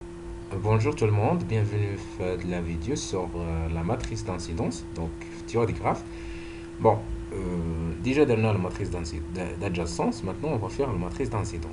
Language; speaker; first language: French; non-native, local second language; Arabic